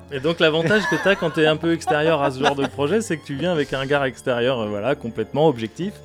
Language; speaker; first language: French; native; French